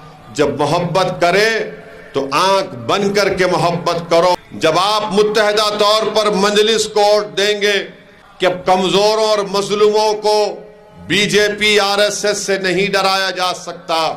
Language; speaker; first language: Urdu; native; Urdu